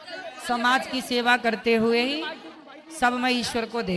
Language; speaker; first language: Hindi; native; Hindi